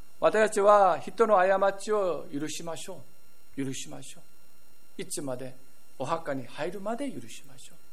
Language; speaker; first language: Japanese; non-native, fluent; Korean